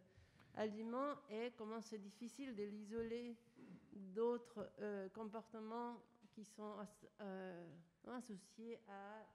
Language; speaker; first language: French; non-native, fluent; Spanish